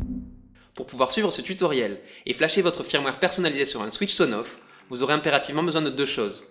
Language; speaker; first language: French; native; French